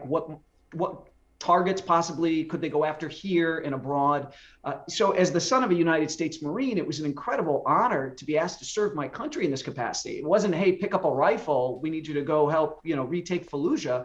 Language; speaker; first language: English; native; English